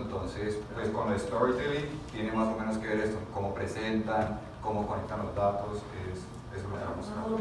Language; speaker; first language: Spanish; native; Spanish